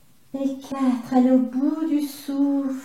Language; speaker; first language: French; native; French